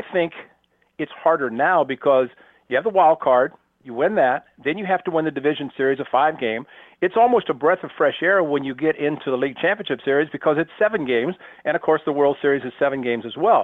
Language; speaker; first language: English; native; English